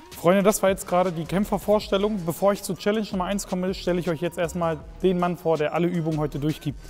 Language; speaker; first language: German; early bilingual, other home language; Kurdish